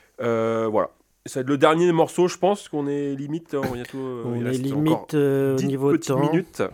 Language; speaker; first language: French; native; French